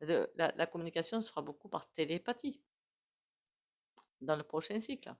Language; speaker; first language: French; native; French